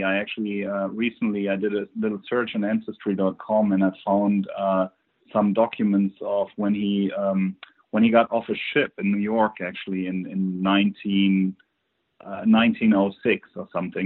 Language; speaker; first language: English; non-native, fluent; German